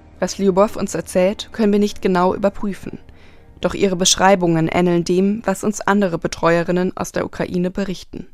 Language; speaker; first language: German; native; German